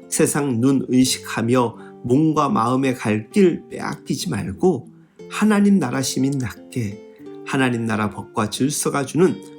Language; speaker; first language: Korean; native; Korean